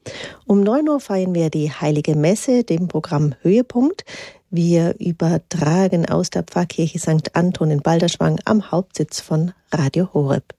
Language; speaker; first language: German; native; German